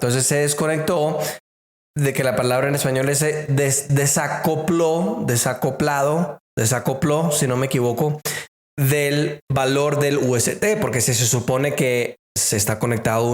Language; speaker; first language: Spanish; native; Spanish